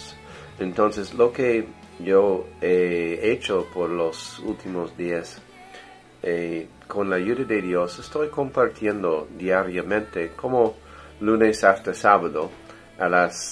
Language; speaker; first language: Spanish; non-native, learner; English